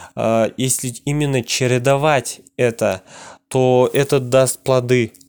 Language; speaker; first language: Russian; non-native, local second language; Kazakh